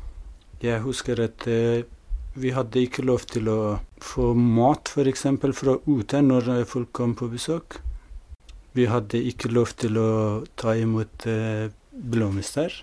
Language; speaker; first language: Norwegian; non-native, fluent; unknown